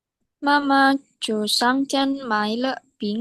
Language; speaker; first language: Chinese; non-native, learner; Indonesian